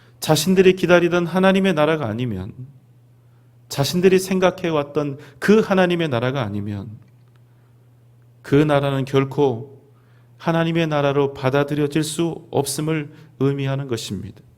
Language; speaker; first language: Korean; native; Korean